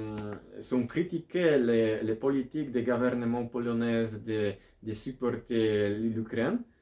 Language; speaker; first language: French; non-native, learner; Polish